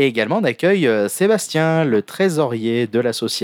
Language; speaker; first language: French; native; French